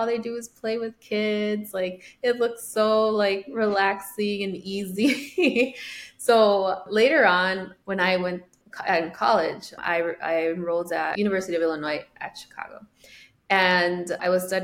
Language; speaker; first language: English; early bilingual, other home language; Spanish